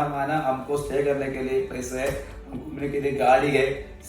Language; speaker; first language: Hindi; non-native, local second language; Malayalam